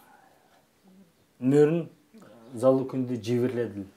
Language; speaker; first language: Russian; non-native, local second language; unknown